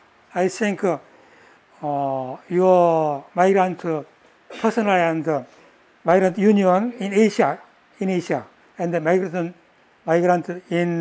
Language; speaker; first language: English; non-native, learner; Korean